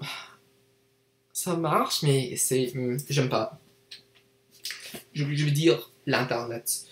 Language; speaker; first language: French; non-native, learner; English